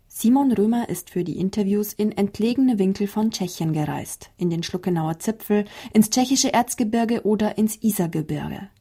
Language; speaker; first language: German; native; German